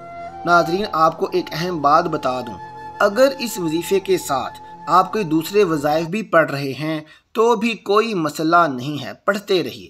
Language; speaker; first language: Urdu; native; Urdu